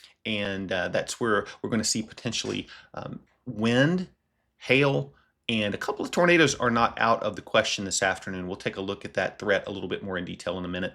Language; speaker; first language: English; native; English